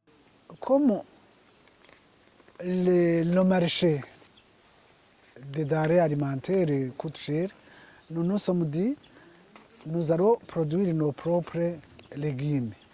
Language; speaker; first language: French; non-native, local second language; Kinyarwanda